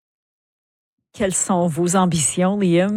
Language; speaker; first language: French; native; French